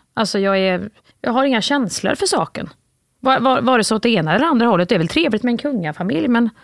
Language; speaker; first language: Swedish; native; Swedish